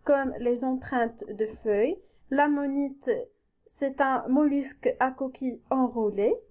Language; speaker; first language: French; non-native, local second language; Arabic